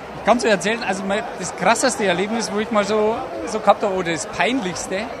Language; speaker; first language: German; native; German